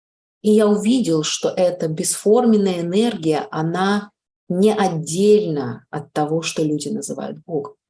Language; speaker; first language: Russian; native; Russian